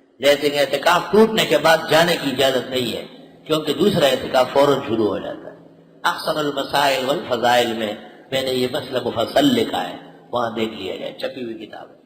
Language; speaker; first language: Urdu; non-native, local second language; Pashto